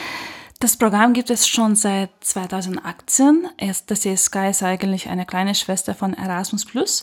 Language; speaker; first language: German; non-native, fluent; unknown